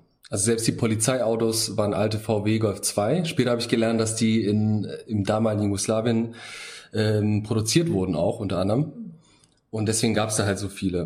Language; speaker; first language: German; early bilingual, other home language; Bosnian